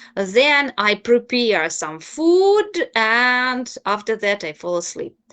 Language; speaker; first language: English; non-native, fluent; Ukrainian